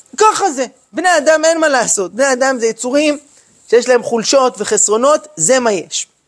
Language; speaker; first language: Hebrew; native; Hebrew